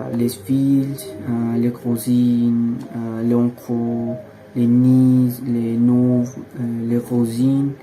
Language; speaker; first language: French; non-native, learner; Spanish